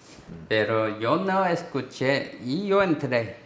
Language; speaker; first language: Spanish; non-native, learner; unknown